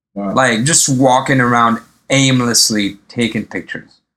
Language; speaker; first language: English; early bilingual, other home language; Arabic